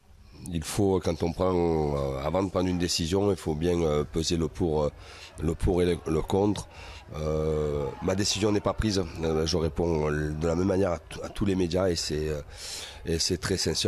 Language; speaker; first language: French; native; French